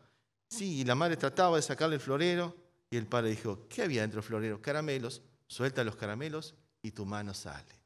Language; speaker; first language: Spanish; native; Spanish